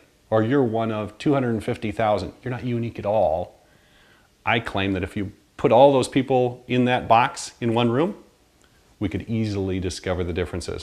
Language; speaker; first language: English; native; English